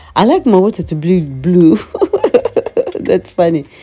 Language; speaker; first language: English; non-native, fluent; Lingala